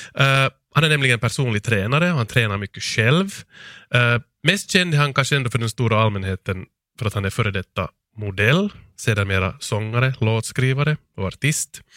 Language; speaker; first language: Swedish; native; Swedish